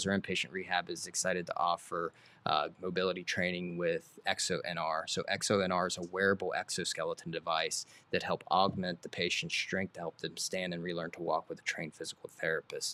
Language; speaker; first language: English; native; English